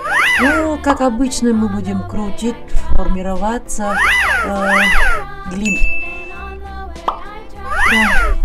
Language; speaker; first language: Russian; non-native, learner; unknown